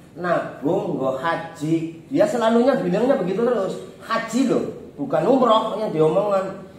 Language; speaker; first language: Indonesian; non-native, local second language; Javanese